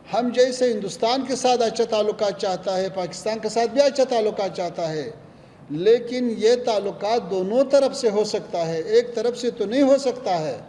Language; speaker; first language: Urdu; non-native, fluent; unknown